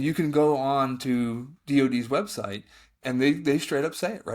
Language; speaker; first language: English; native; English